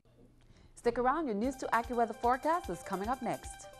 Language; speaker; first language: English; native; English